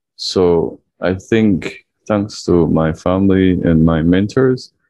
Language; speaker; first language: English; early bilingual, other home language; Chinese